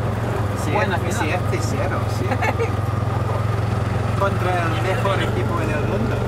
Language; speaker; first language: Spanish; non-native, learner; English